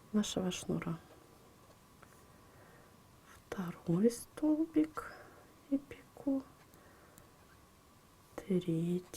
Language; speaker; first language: Russian; native; Russian